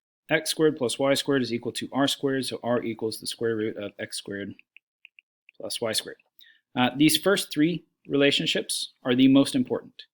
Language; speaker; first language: English; native; English